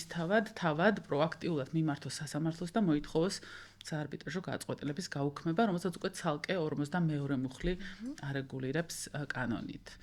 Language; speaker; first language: Georgian; native; Georgian